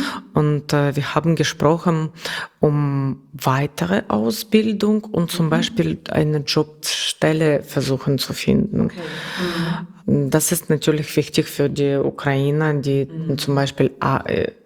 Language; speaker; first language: German; non-native, learner; Russian